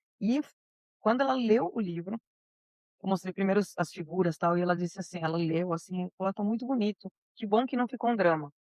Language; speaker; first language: Portuguese; early bilingual, other home language; Spanish